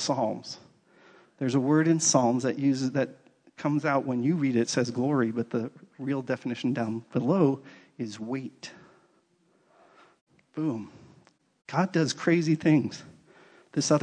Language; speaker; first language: English; native; English